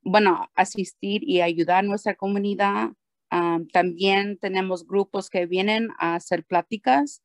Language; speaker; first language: Spanish; early bilingual, heritage; Spanish